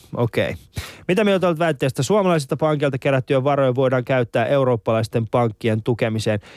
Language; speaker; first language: Finnish; early bilingual, other home language; Persian